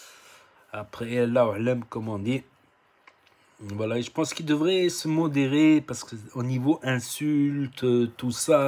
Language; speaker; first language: French; native; French